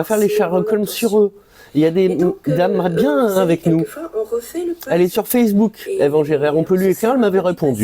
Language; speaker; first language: French; native; French